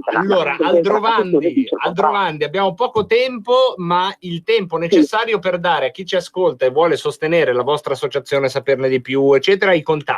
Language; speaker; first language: Italian; native; Italian